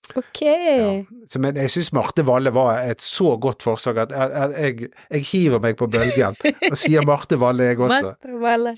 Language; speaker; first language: Norwegian; non-native, fluent; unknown